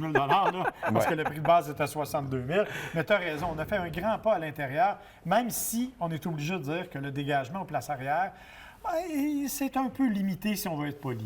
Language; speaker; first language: French; native; French